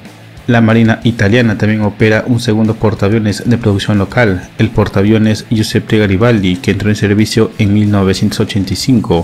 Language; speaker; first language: Spanish; native; Spanish